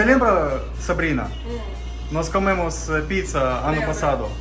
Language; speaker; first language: Portuguese; non-native, learner; Russian